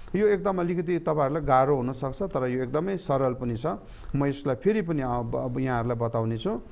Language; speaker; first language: Nepali; non-native, local second language; Eastern Tamang